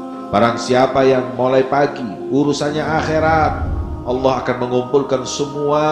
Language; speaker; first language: Indonesian; native; Indonesian